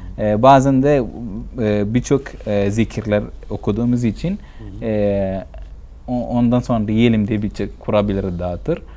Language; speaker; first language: Turkish; non-native, fluent; Malayalam